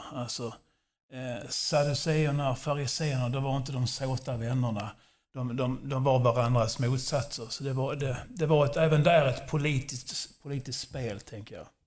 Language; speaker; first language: Swedish; non-native, fluent; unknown